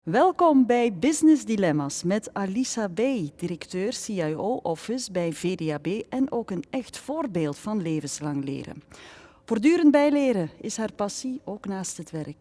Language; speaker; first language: Dutch; native; Dutch